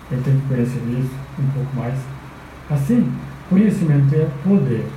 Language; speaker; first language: Portuguese; non-native, fluent; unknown